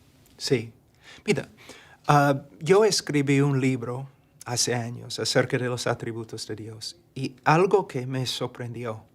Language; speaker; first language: Spanish; non-native, fluent; English